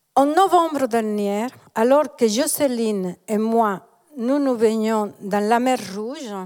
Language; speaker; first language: French; non-native, fluent; Spanish